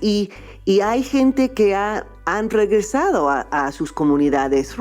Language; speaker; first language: Spanish; non-native, fluent; English